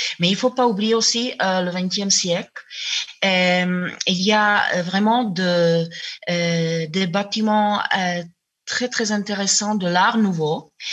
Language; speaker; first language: French; non-native, fluent; Czech